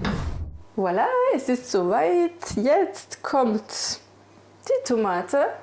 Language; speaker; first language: German; non-native, fluent; French